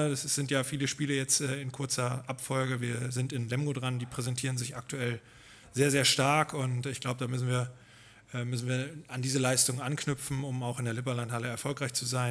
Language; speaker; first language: German; native; German